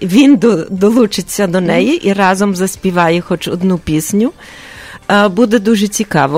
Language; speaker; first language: Ukrainian; early bilingual, heritage; Ukrainian